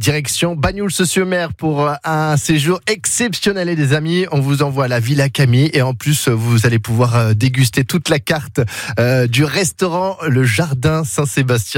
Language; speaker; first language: French; native; French